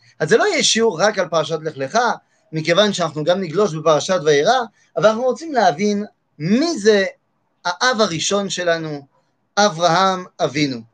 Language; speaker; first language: Hebrew; non-native, fluent; French